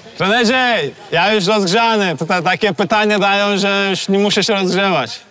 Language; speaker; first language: Polish; early bilingual, other home language; Chechen